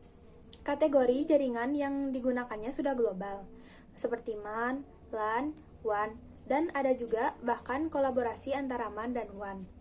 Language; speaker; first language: Indonesian; native; Indonesian